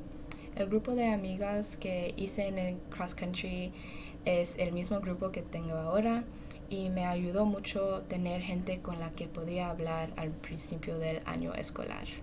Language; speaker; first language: Spanish; early bilingual, heritage; Spanish